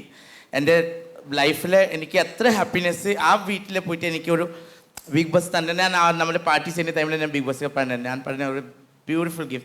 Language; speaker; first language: Malayalam; non-native, local second language; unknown